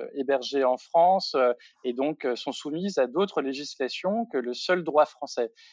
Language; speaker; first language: French; native; French